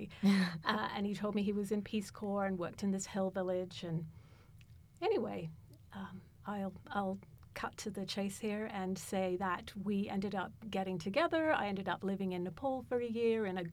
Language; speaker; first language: English; native; English